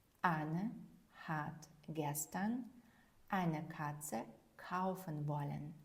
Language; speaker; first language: German; non-native, fluent; Ukrainian